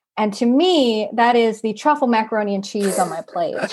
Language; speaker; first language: English; native; English